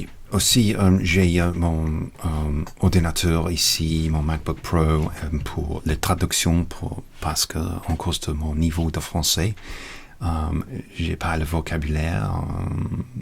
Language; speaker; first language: French; non-native, learner; English